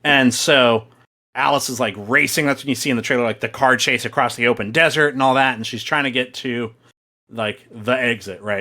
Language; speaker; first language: English; native; English